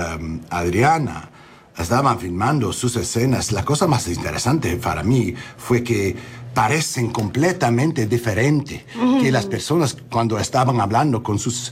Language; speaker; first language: Spanish; early bilingual, heritage; English